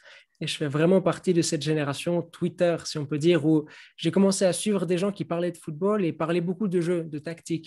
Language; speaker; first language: French; native; French